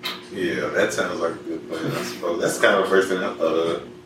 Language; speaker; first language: English; native; English